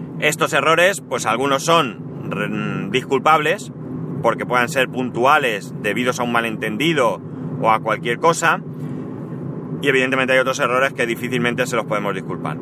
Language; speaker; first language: Spanish; native; Spanish